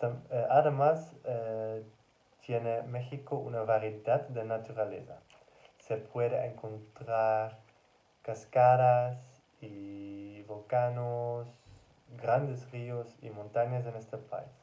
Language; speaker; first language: Spanish; non-native, learner; Dutch